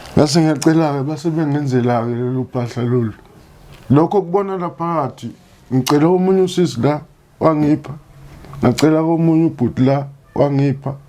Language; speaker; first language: Zulu; native; Zulu